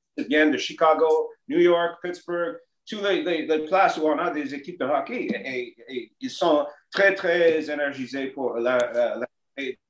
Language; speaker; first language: French; non-native, local second language; English